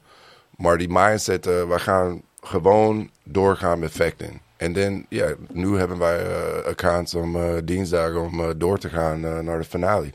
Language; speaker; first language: Dutch; non-native, learner; English